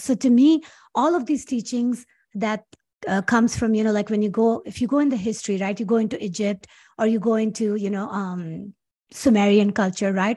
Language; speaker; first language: English; non-native, local second language; Urdu